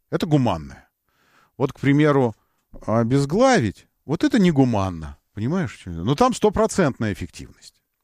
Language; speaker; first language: Russian; native; Russian